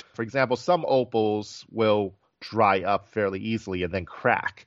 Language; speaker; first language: English; native; English